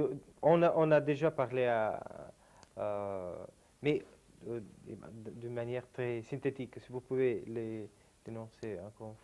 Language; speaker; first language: French; non-native, fluent; Italian